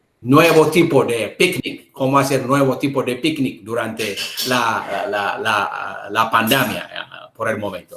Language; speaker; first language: Spanish; non-native, learner; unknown